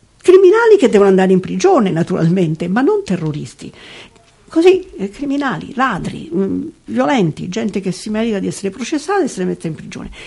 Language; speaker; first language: Italian; native; Italian